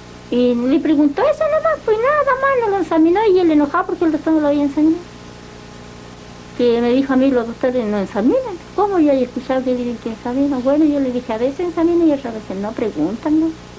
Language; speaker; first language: Spanish; native; Spanish